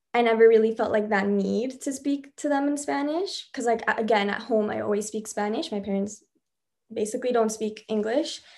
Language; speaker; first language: English; early bilingual, other home language; Spanish